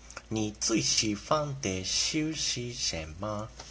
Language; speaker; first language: Chinese; non-native, learner; Japanese